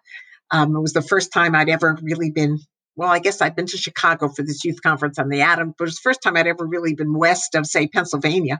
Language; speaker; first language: English; native; English